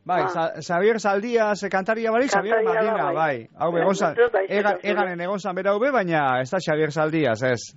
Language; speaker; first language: Basque; native; Basque